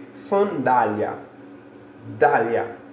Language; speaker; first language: Portuguese; non-native, fluent; Haitian Creole